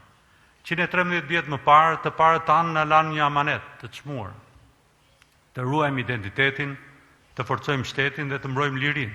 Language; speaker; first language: Albanian; native; Albanian